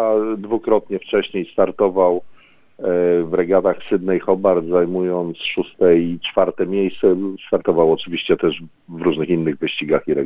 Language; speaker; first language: Polish; native; Polish